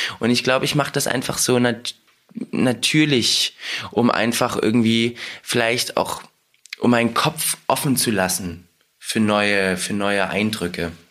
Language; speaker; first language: German; early bilingual, other home language; Russian